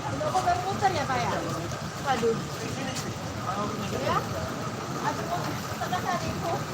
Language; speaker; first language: Indonesian; native; Indonesian